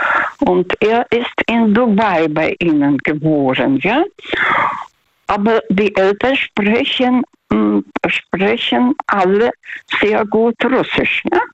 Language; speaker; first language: German; non-native, fluent; Russian